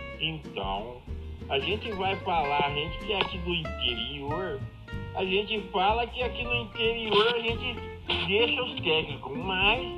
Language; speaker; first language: Portuguese; native; Portuguese